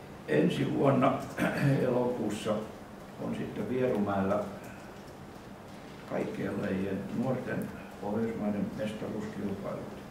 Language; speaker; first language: Finnish; native; Finnish